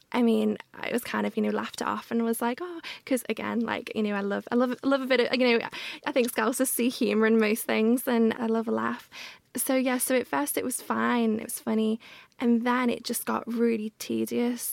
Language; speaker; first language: English; native; English